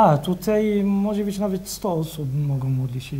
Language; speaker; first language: Polish; non-native, learner; Arabic